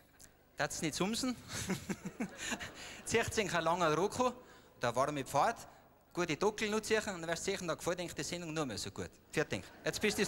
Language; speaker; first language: German; native; German